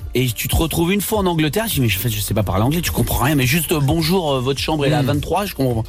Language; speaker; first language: French; native; French